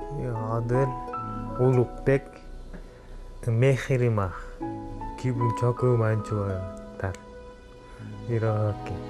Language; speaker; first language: Korean; non-native, learner; Kyrgyz